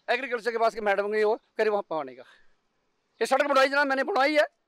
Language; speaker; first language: Hindi; native; Hindi